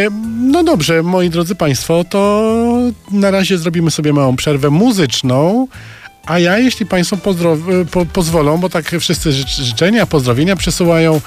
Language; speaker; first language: Polish; native; Polish